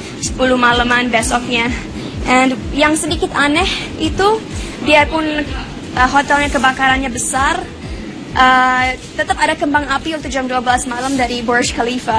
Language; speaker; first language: Indonesian; non-native, local second language; English